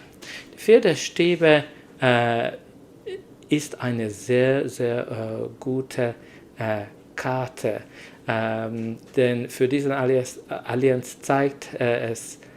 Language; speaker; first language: German; non-native, learner; Hungarian